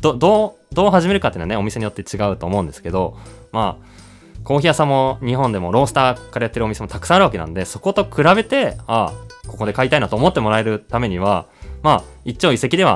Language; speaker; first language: Japanese; native; Japanese